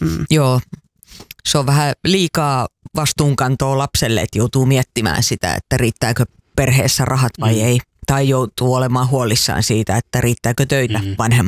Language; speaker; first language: Finnish; native; Finnish